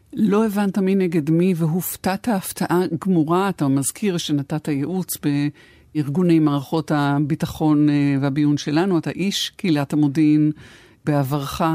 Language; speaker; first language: Hebrew; native; Hebrew